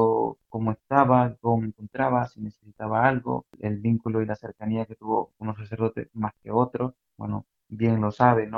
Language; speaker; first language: Spanish; native; Spanish